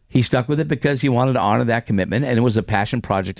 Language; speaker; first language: English; native; English